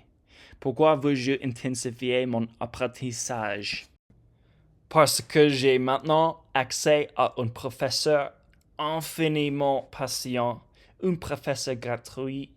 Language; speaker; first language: French; non-native, learner; English